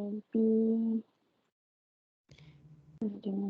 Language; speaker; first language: English; non-native, learner; Spanish